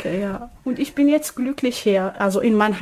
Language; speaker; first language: German; non-native, learner; Arabic